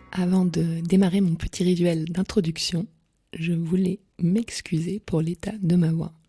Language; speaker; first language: French; native; French